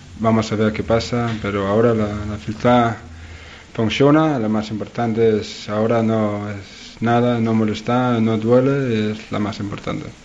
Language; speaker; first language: Spanish; non-native, learner; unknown